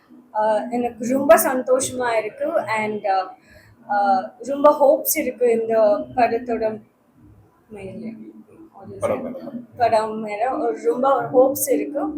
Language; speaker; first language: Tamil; non-native, learner; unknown